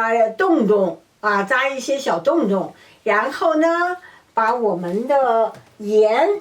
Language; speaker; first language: Chinese; native; Chinese